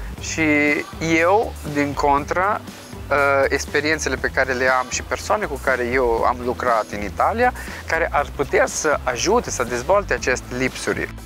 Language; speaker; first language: Romanian; non-native, fluent; Italian